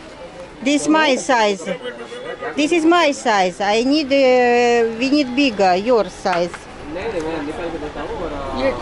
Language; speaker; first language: English; non-native, learner; Russian